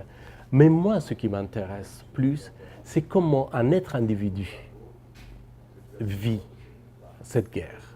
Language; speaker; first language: French; non-native, fluent; Persian